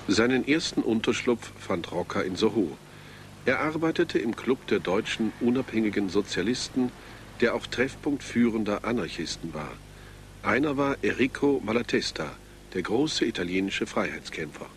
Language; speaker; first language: German; native; German